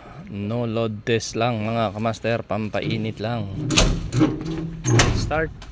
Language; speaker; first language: Filipino; native; Filipino